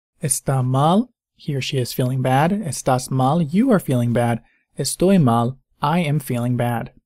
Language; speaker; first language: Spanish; non-native, fluent; English